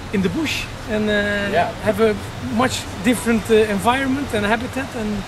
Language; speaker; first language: English; non-native, fluent; Dutch